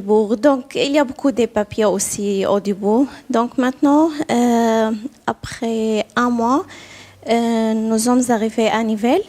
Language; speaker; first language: French; non-native, learner; Arabic